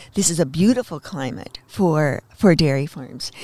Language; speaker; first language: English; native; English